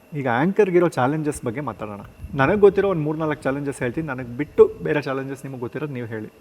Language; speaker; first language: Kannada; native; Kannada